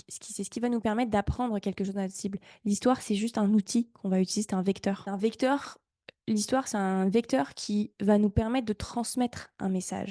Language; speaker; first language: French; native; French